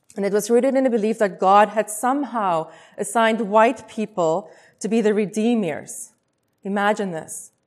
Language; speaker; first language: English; non-native, local second language; Afrikaans